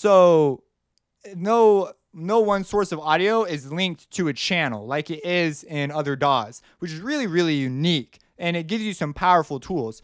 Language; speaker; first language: English; native; English